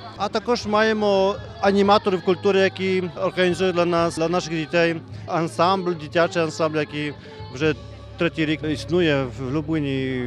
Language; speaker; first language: Ukrainian; early bilingual, heritage; Ukrainian